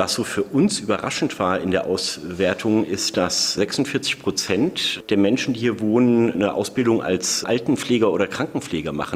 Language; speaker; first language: German; native; German